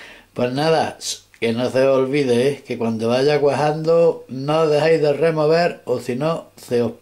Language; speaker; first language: Spanish; native; Spanish